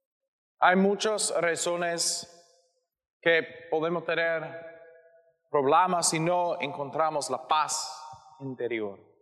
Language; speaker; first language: Spanish; non-native, learner; English